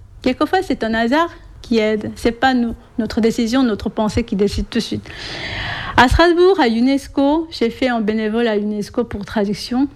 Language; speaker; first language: French; non-native, fluent; Korean